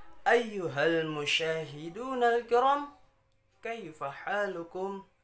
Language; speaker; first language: Arabic; non-native, learner; Indonesian